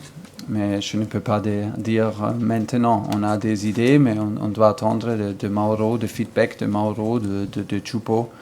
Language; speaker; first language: French; non-native, learner; German